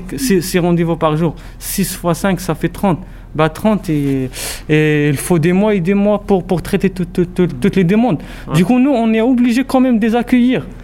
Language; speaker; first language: French; non-native, local second language; Arabic